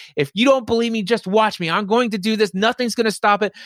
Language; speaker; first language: English; native; English